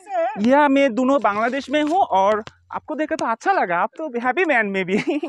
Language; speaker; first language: Hindi; non-native, learner; Bangla